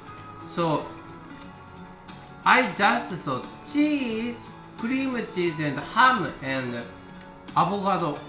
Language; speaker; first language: English; non-native, learner; Japanese